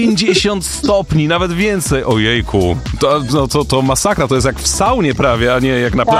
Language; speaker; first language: Polish; native; Polish